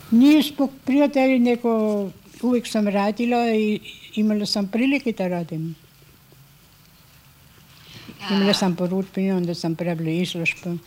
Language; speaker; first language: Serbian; non-native, learner; German